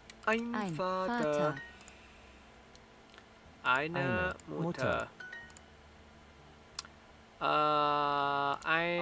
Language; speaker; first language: German; non-native, learner; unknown